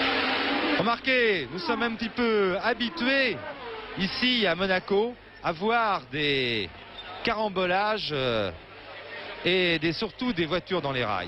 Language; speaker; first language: French; native; French